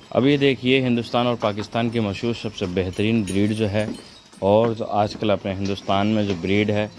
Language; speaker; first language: Hindi; native; Hindi